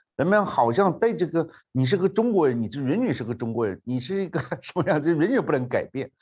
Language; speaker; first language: Chinese; native; Chinese